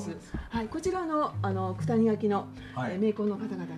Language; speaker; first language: Japanese; native; Japanese